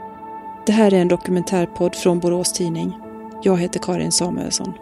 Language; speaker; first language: Swedish; native; Swedish